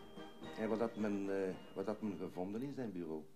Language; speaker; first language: Dutch; native; Dutch